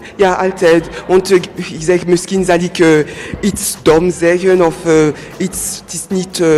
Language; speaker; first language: Dutch; non-native, local second language; French